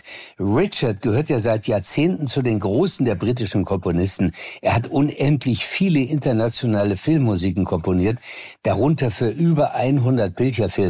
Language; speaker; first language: German; native; German